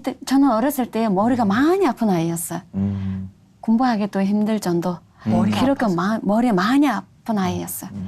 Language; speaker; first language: Korean; non-native, fluent; Mongolian